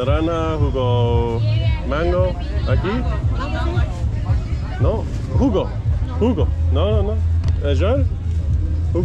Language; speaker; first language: Spanish; non-native, learner; English